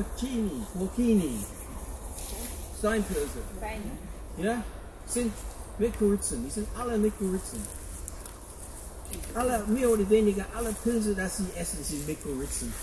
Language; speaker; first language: German; non-native, fluent; English